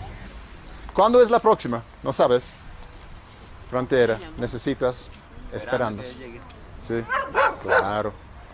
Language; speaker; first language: Spanish; non-native, learner; English